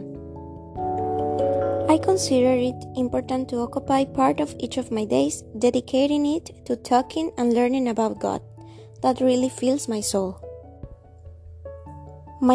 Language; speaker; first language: English; non-native, learner; Spanish